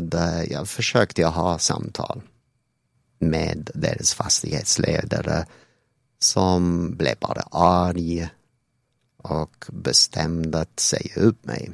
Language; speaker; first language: Swedish; non-native, fluent; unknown